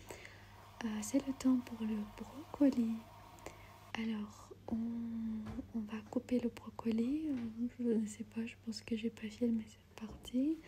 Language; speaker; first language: French; non-native, fluent; Armenian